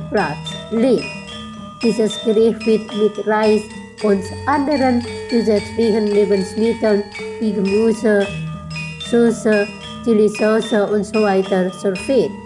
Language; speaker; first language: German; non-native, fluent; Indonesian